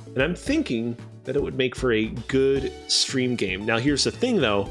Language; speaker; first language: English; native; English